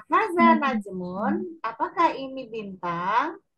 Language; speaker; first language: Indonesian; native; Indonesian